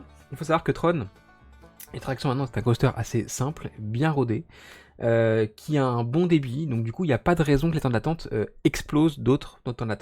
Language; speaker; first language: French; native; French